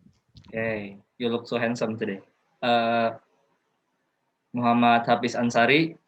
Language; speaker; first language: English; non-native, learner; Indonesian